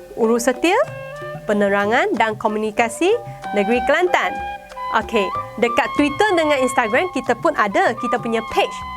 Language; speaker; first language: Malay; non-native, local second language; Chinese